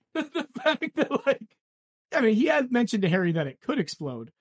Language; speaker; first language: English; native; English